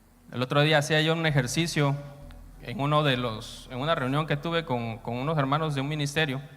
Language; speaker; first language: Spanish; native; Spanish